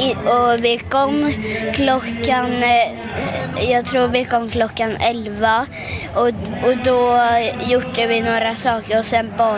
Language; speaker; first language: Swedish; non-native, learner; Arabic